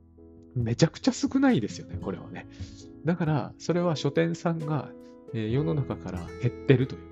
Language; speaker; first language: Japanese; native; Japanese